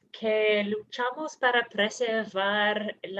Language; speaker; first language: Spanish; non-native, fluent; English